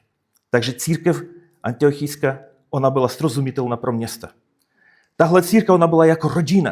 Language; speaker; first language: Czech; non-native, fluent; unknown